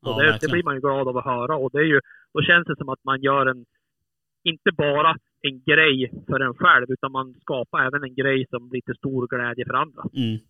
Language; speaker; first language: Swedish; native; Swedish